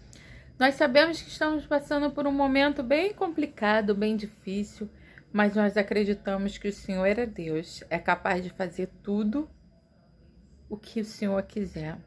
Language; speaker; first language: Portuguese; native; Portuguese